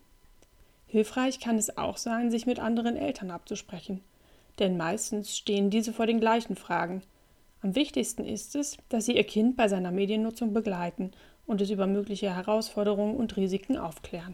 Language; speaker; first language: German; native; German